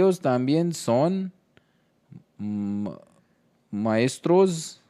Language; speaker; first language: Spanish; non-native, learner; Hindi